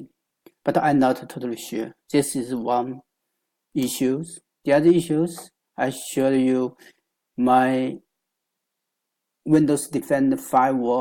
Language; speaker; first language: English; non-native, learner; Chinese